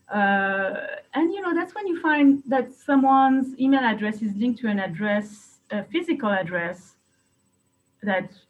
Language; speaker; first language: English; non-native, fluent; French